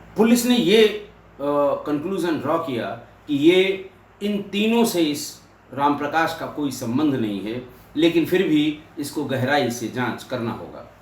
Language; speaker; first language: Hindi; native; Hindi